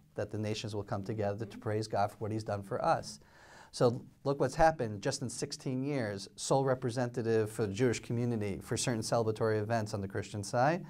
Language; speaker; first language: English; native; English